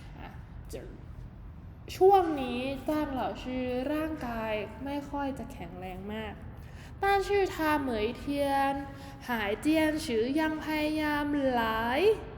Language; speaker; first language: Thai; native; Thai